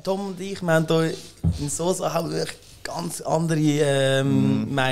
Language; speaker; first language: German; native; German